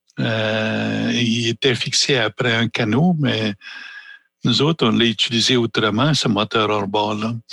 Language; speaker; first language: French; non-native, local second language; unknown